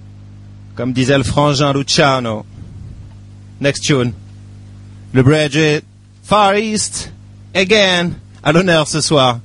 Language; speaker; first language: French; native; French